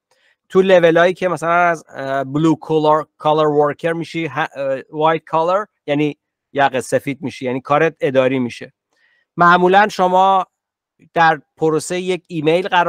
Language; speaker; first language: Persian; native; Persian